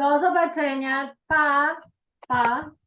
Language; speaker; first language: Polish; non-native, fluent; Ukrainian